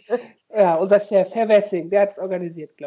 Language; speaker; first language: German; native; German